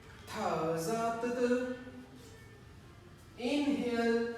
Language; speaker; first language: Vietnamese; non-native, learner; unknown